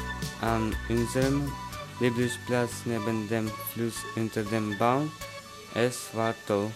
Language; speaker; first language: German; non-native, learner; French